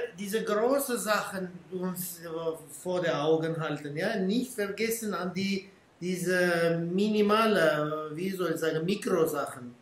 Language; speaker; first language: German; non-native, fluent; Armenian